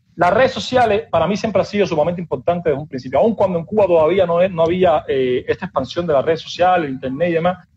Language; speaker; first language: Spanish; native; Spanish